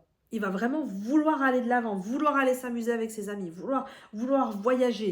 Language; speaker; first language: French; native; French